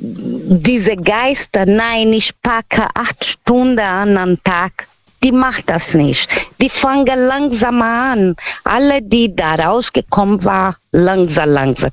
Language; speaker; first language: German; non-native, learner; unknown